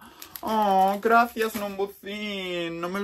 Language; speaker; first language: Spanish; native; Spanish